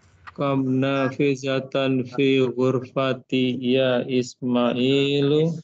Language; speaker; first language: Arabic; non-native, learner; Indonesian